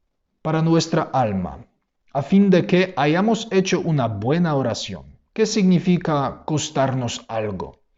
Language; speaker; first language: Spanish; non-native, fluent; Polish